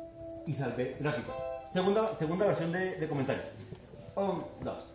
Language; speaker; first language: Spanish; native; Spanish